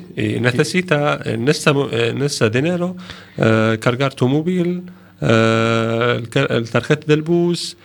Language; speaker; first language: Spanish; non-native, learner; Arabic